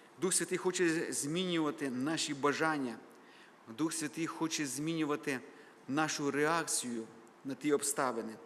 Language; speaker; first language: Ukrainian; native; Ukrainian